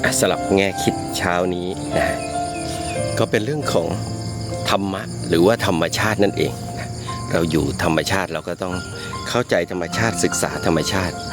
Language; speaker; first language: Thai; native; Thai